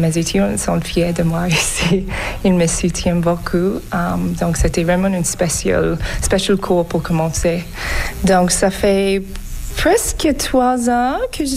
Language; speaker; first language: French; non-native, learner; English